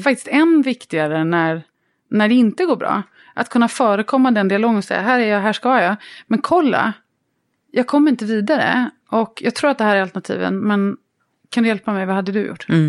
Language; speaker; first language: Swedish; native; Swedish